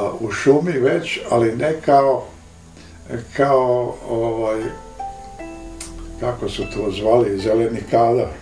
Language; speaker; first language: Serbian; native; Serbian